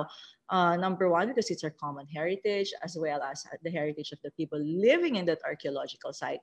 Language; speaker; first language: English; non-native, local second language; Filipino